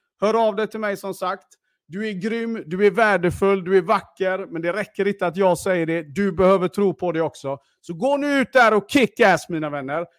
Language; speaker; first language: Swedish; early bilingual, other home language; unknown